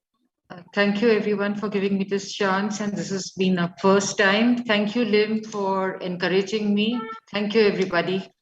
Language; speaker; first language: English; non-native, learner; Indonesian